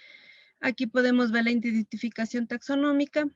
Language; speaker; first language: Spanish; native; Spanish